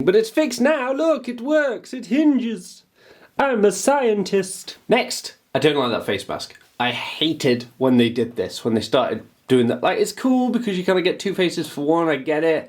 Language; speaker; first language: English; native; English